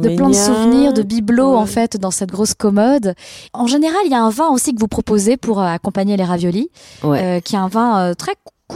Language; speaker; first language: French; native; French